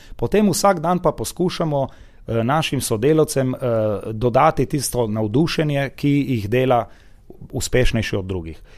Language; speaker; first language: Slovenian; native; Slovenian